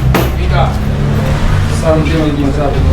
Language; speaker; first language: Portuguese; non-native, learner; Haitian Creole